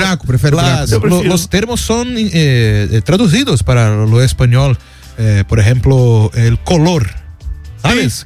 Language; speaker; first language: Spanish; non-native, learner; Portuguese